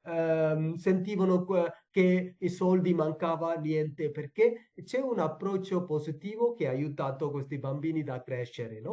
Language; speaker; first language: Italian; non-native, fluent; Tamil